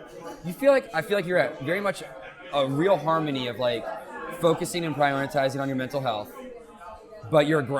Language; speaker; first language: English; native; English